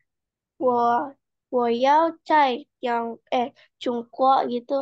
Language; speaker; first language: Chinese; non-native, learner; Indonesian